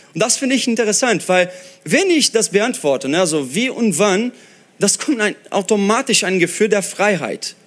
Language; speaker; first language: German; non-native, fluent; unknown